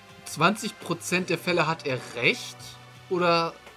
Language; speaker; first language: German; native; German